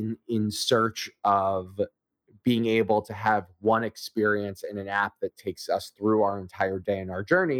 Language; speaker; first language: English; native; English